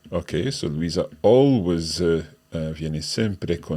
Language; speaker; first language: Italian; non-native, fluent; English